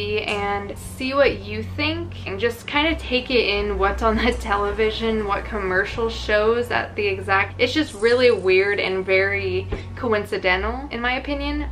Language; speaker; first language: English; native; English